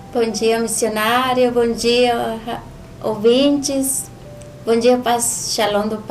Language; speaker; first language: Portuguese; non-native, learner; Spanish